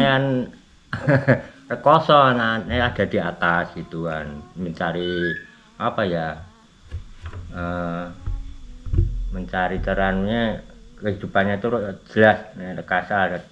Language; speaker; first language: Indonesian; non-native, local second language; Javanese